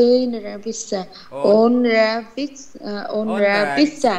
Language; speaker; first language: Russian; non-native, learner; Vietnamese